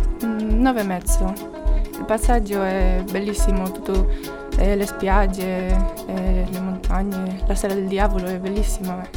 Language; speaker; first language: Italian; non-native, learner; Spanish